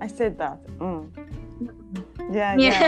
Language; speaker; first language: English; non-native, learner; Japanese